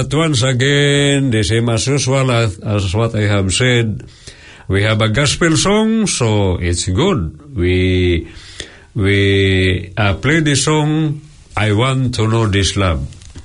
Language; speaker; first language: English; non-native, local second language; Cebuano